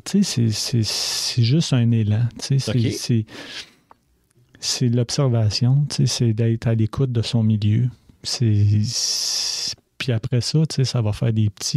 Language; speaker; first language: French; native; French